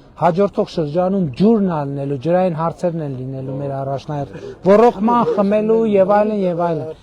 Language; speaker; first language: Armenian; native; Armenian